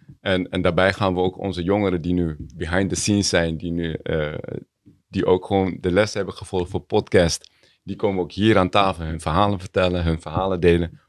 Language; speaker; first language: Dutch; early bilingual, other home language; Tigrinya